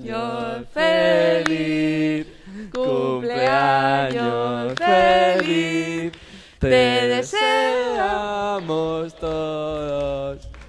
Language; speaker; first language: Spanish; native; Spanish